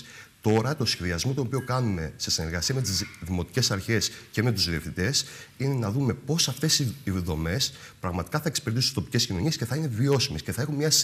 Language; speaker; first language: Greek; native; Greek